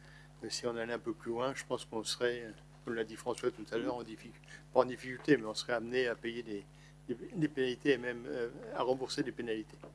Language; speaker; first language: French; native; French